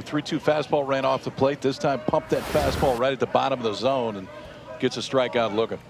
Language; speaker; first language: English; native; English